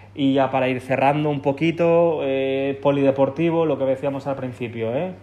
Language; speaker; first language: Spanish; non-native, local second language; Catalan